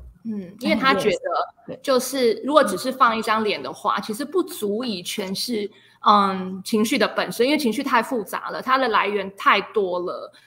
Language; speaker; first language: Chinese; native; Chinese